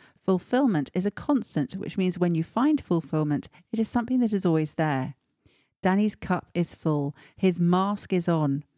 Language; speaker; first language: English; native; English